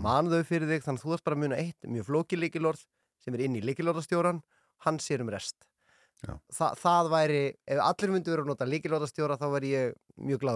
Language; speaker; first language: Icelandic; native; Icelandic